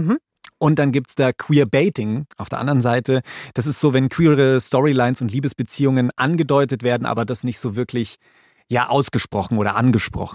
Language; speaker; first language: German; native; German